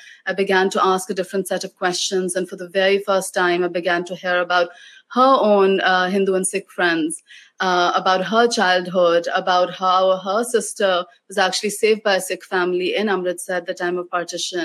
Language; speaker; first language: English; non-native, local second language; Urdu